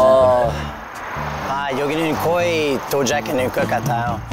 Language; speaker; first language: Korean; non-native, fluent; English